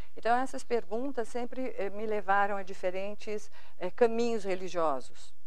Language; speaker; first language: Portuguese; native; Portuguese